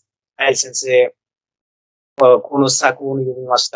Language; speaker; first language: Japanese; non-native, learner; Bangla